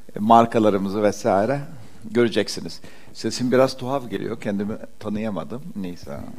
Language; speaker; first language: Turkish; early bilingual, heritage; Turkish